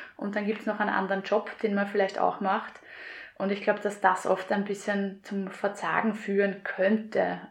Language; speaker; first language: German; native; German